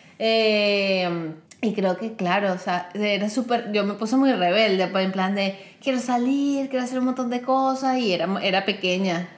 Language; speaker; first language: Spanish; native; Spanish